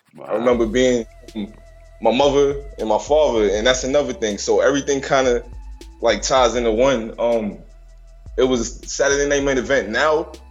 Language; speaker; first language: English; native; English